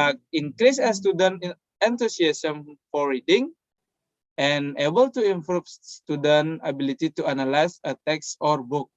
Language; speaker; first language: English; non-native, learner; Indonesian